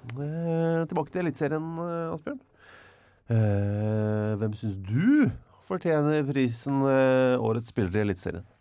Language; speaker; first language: Norwegian; native; Norwegian